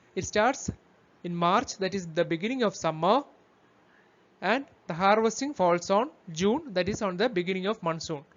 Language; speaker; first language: English; non-native, local second language; Malayalam